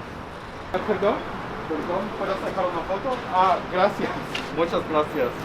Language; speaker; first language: Spanish; non-native, learner; English